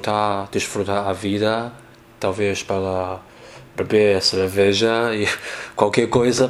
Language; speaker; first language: Portuguese; non-native, learner; Chinese